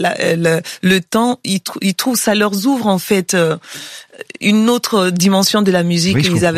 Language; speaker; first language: French; non-native, local second language; Bambara